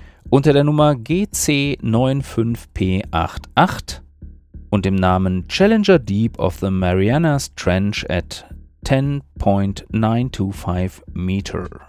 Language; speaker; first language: German; native; German